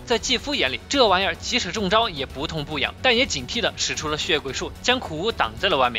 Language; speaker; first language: Chinese; native; Chinese